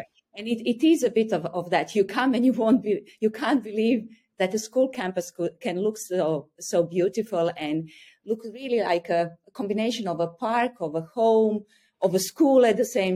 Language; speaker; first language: English; non-native, fluent; Croatian